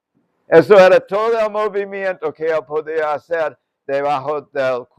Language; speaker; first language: Spanish; non-native, fluent; English